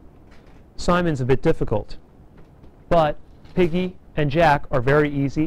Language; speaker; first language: English; native; English